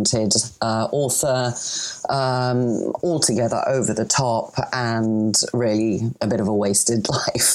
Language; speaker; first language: English; non-native, fluent; Greek